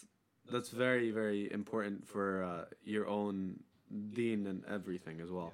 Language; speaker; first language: English; native; English